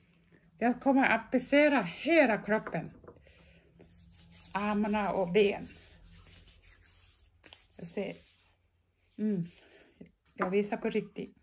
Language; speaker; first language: Swedish; non-native, fluent; Thai